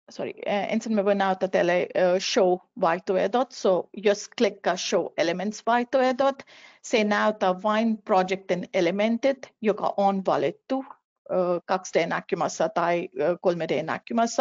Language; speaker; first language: Finnish; non-native, fluent; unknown